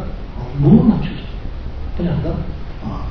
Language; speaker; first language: Russian; non-native, learner; Tibetan